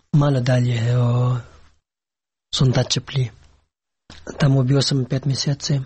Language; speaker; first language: Serbian; non-native, learner; Pashto